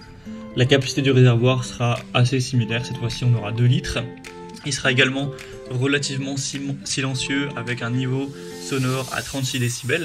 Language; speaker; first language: French; native; French